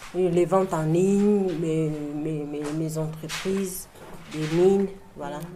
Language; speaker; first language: French; non-native, local second language; Luba-Lulua